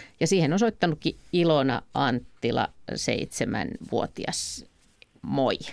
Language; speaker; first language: Finnish; native; Finnish